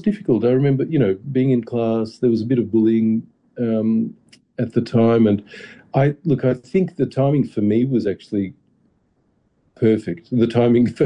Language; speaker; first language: English; early bilingual, other home language; Russian